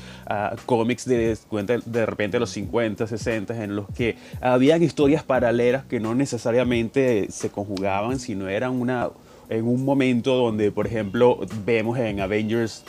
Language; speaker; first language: Spanish; native; Spanish